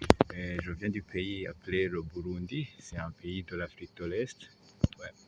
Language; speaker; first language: French; non-native, local second language; Rundi